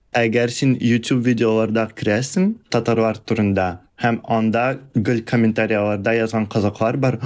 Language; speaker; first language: Tatar; early bilingual, heritage; Russian